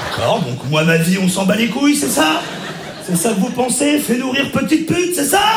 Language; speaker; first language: French; native; French